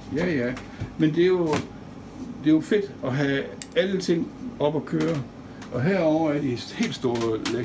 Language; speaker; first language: Danish; native; Danish